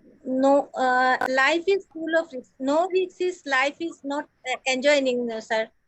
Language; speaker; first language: English; non-native, learner; Assamese